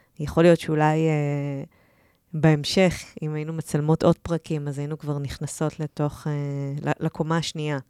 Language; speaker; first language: Hebrew; native; Hebrew